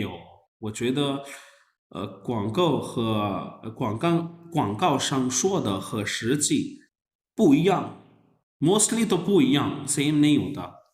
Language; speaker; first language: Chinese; non-native, fluent; Urdu